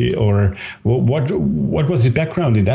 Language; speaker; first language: English; non-native, fluent; German